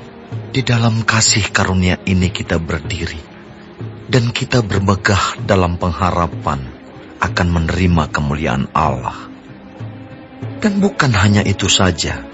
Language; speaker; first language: Indonesian; native; Indonesian